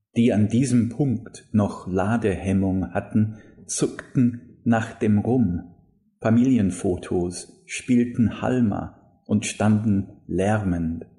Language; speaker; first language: German; non-native, fluent; English